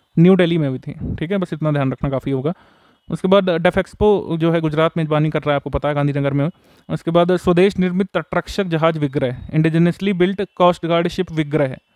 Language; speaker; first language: Hindi; native; Hindi